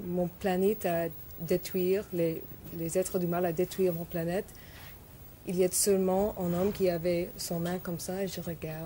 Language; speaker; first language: French; non-native, learner; English